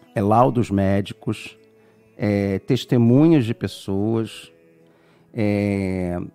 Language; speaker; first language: Portuguese; native; Portuguese